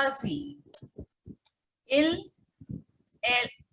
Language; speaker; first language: French; non-native, fluent; Hindi